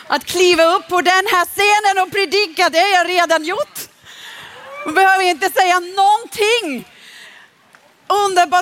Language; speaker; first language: Swedish; non-native, fluent; German